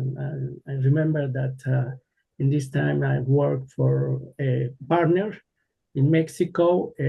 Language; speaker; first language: English; non-native, learner; Spanish